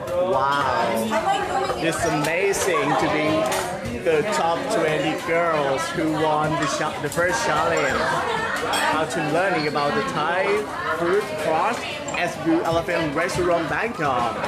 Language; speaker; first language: English; non-native, learner; Thai